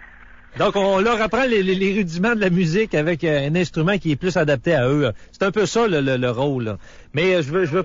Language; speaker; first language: French; native; French